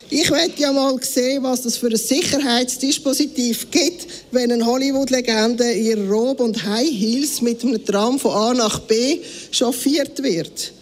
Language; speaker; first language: German; native; German